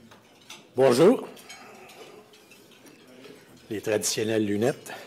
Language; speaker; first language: French; native; French